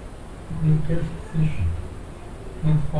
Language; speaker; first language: German; non-native, learner; Hindi